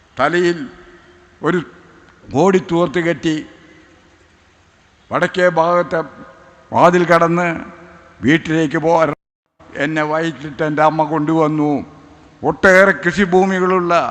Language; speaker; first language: Malayalam; native; Malayalam